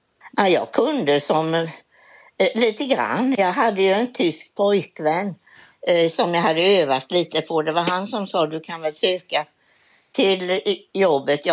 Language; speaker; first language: Swedish; native; Swedish